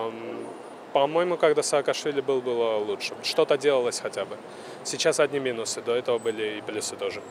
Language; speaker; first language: Russian; non-native, fluent; Georgian